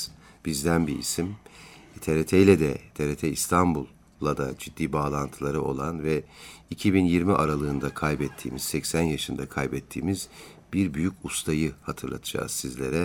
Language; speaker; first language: Turkish; native; Turkish